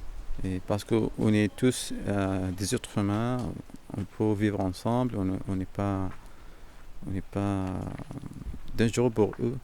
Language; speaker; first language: French; non-native, fluent; Arabic